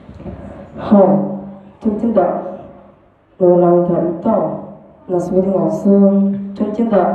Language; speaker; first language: Chinese; non-native, learner; Indonesian